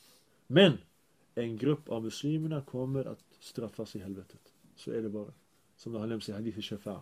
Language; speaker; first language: Swedish; early bilingual, other home language; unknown